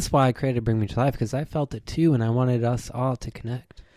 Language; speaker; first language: English; native; English